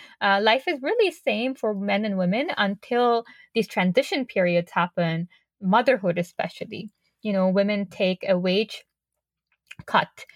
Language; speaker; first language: English; non-native, local second language; Urdu